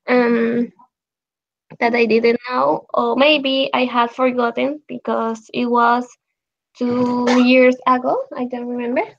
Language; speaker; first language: English; non-native, learner; Spanish